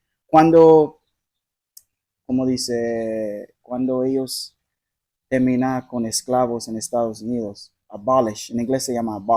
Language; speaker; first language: Spanish; non-native, learner; English